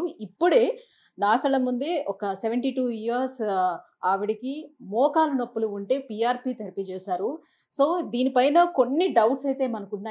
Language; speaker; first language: Telugu; native; Telugu